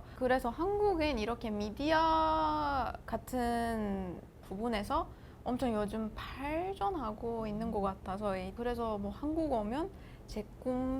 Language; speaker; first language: Korean; non-native, fluent; Persian